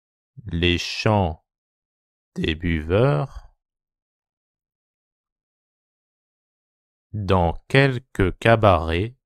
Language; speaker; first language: French; non-native, fluent; Japanese